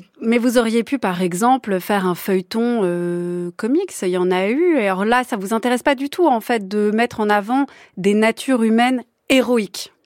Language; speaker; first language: French; native; French